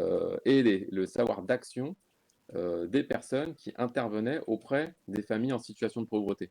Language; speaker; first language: French; native; French